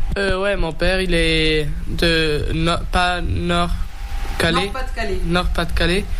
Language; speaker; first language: French; early bilingual, heritage; French